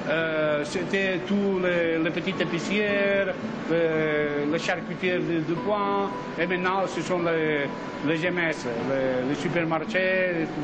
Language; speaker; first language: French; non-native, fluent; Spanish